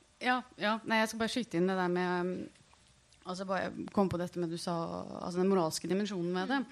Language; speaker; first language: Norwegian; native; Norwegian